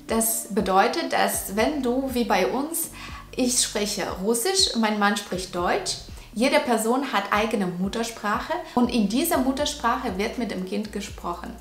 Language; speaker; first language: German; non-native, fluent; Russian